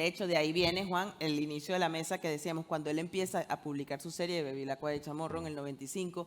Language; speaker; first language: Spanish; native; Spanish